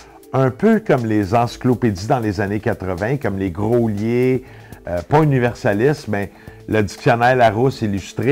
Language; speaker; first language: French; native; French